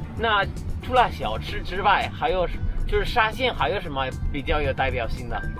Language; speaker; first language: Chinese; non-native, fluent; English